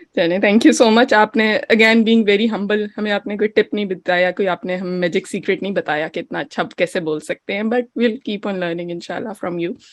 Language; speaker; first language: Urdu; native; Urdu